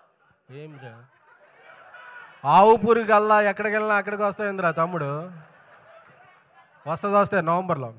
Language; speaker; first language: Telugu; native; Telugu